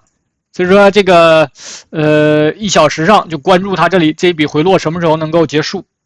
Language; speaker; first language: Chinese; native; Chinese